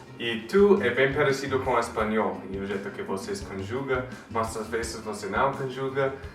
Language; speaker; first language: Portuguese; non-native, fluent; English